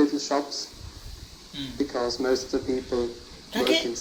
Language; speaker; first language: English; non-native, fluent; Swiss German